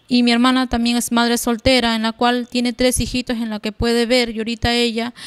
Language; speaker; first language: Spanish; native; Spanish